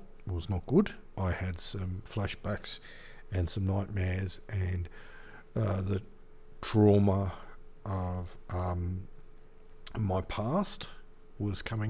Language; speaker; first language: English; native; English